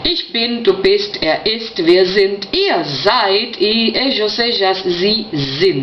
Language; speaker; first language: German; non-native, fluent; Spanish